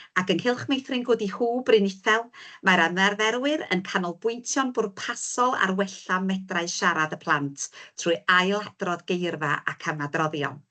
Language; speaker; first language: Welsh; native; Welsh